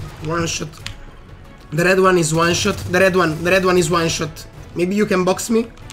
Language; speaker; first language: English; non-native, fluent; Italian